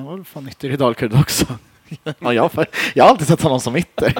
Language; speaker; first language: Swedish; native; Swedish